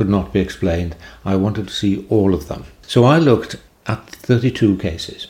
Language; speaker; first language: English; native; English